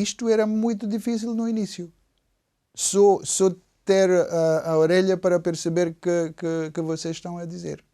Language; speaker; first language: Portuguese; non-native, fluent; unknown